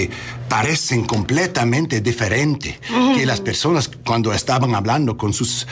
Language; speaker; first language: Spanish; non-native, learner; English